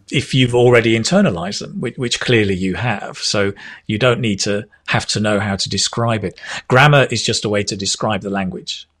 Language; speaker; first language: English; native; English